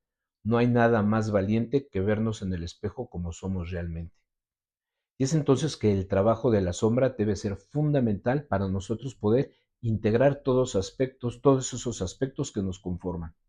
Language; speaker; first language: Spanish; native; Spanish